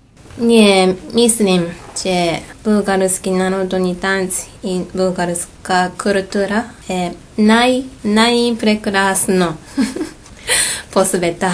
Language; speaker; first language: Bulgarian; non-native, learner; Japanese